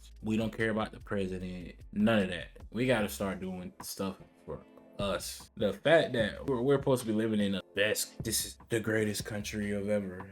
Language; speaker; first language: English; native; English